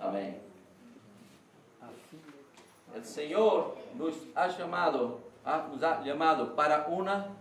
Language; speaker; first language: Spanish; non-native, learner; Portuguese